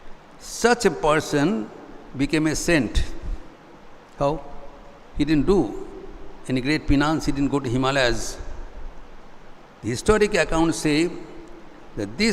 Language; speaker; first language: English; non-native, local second language; Hindi